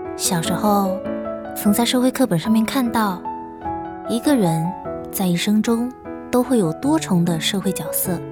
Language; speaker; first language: Chinese; native; Chinese